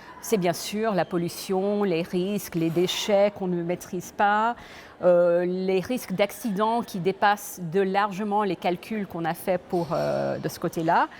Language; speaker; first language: French; early bilingual, other home language; English